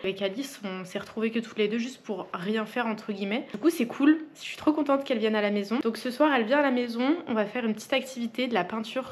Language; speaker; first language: French; native; French